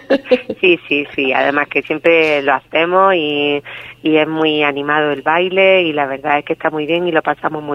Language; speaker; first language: Spanish; native; Spanish